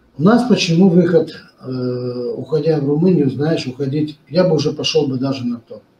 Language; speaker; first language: Russian; non-native, local second language; Romanian